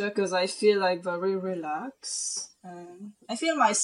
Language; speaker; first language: English; non-native, local second language; Morisyen